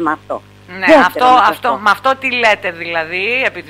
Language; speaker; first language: Greek; native; Greek